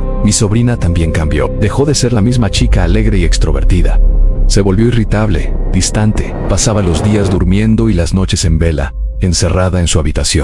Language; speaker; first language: Spanish; native; Spanish